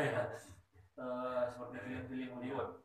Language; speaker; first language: Indonesian; native; Indonesian